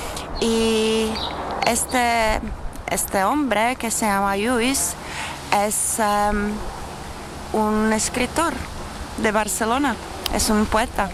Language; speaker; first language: Spanish; non-native, fluent; Czech